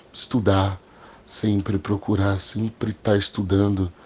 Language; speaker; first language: Portuguese; early bilingual, other home language; English